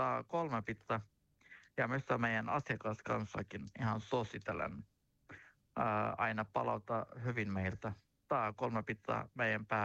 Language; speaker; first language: Finnish; non-native, learner; Turkish